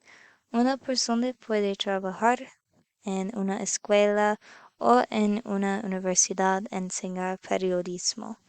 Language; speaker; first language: Spanish; non-native, learner; English